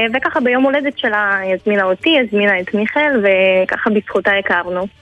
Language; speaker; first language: Hebrew; non-native, fluent; Ukrainian